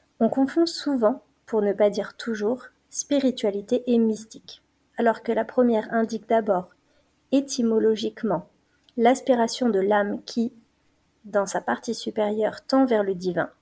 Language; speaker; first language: French; native; French